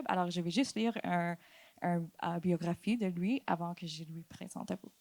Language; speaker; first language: French; non-native, fluent; English